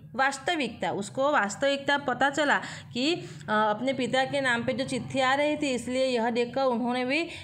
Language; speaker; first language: Hindi; non-native, local second language; Gujarati